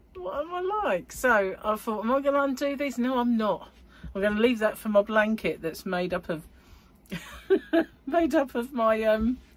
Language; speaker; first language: English; native; English